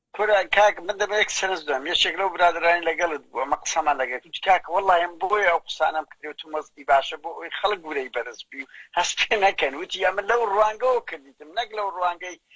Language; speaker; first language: Central Kurdish; native; Central Kurdish